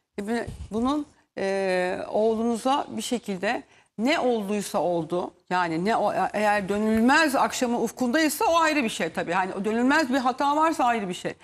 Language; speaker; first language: Turkish; native; Turkish